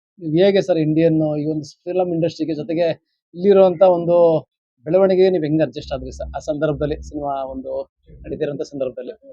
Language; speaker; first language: Kannada; native; Kannada